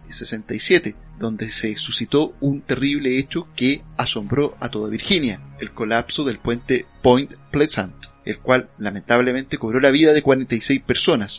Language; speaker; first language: Spanish; native; Spanish